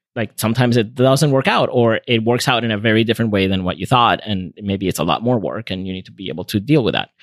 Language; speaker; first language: English; non-native, fluent; Spanish